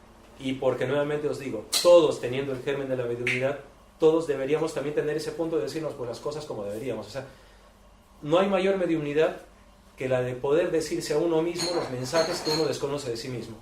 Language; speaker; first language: Spanish; native; Spanish